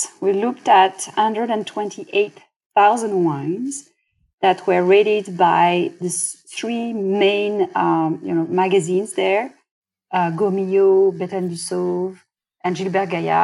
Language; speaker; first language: English; non-native, fluent; French